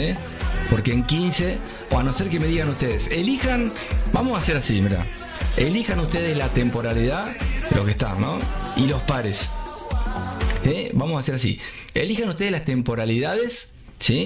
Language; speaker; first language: Spanish; native; Spanish